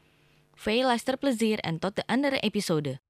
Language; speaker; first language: Dutch; non-native, fluent; Indonesian